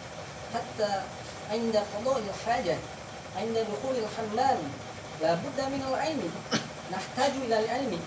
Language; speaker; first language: Arabic; non-native, learner; Indonesian